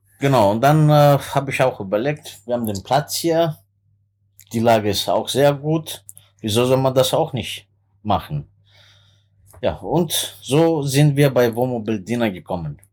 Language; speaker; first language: German; non-native, fluent; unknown